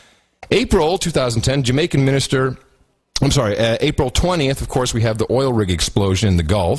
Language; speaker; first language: English; native; English